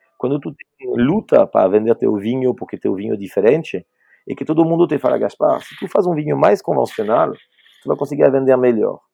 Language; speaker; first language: Portuguese; non-native, fluent; French